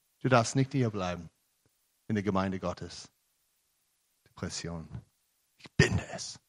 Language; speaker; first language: German; non-native, learner; English